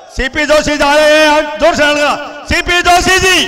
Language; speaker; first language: Hindi; native; Hindi